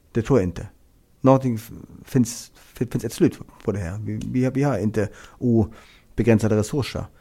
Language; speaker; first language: Swedish; non-native, fluent; German